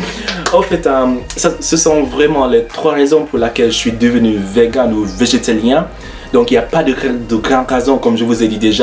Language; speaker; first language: French; non-native, learner; English